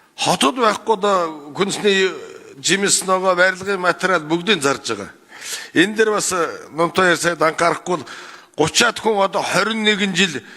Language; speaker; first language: Mongolian; non-native, local second language; Kazakh